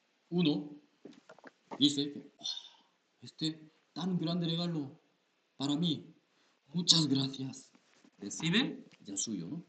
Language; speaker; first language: Spanish; non-native, learner; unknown